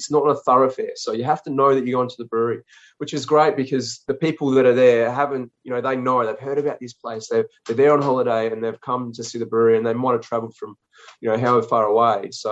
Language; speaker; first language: English; native; English